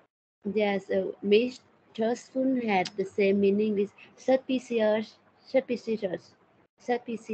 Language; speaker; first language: English; non-native, learner; Thai